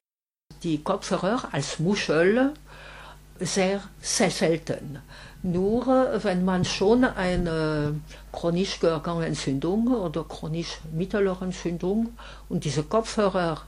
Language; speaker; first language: German; non-native, fluent; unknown